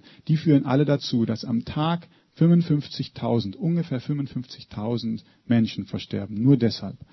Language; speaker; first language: German; native; German